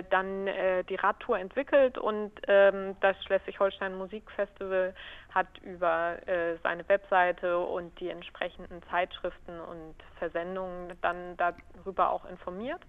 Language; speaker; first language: German; native; German